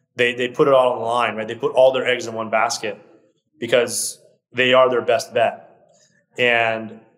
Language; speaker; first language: English; early bilingual, other home language; Portuguese